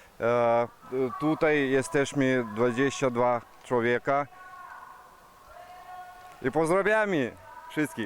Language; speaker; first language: Polish; non-native, learner; Lithuanian